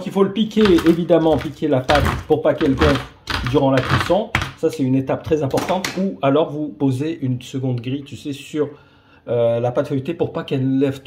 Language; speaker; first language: French; native; French